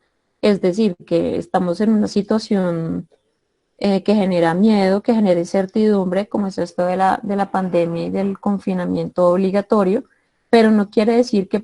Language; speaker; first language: Spanish; native; Spanish